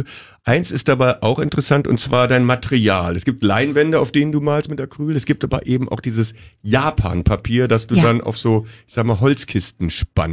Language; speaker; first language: German; native; German